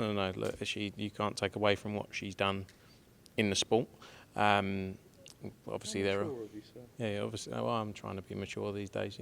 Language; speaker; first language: English; native; English